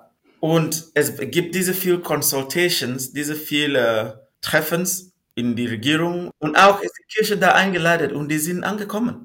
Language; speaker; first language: German; non-native, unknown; Northern Sotho